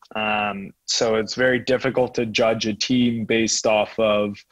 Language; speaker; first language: English; native; English